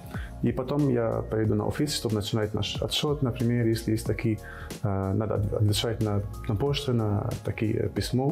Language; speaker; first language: Russian; non-native, fluent; Arabic